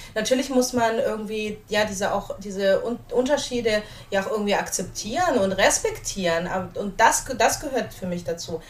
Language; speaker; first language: German; early bilingual, other home language; Russian